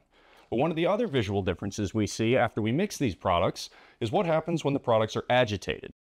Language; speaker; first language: English; native; English